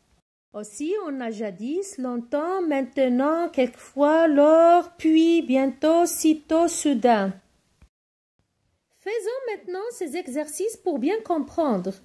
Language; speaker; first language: French; non-native, local second language; Arabic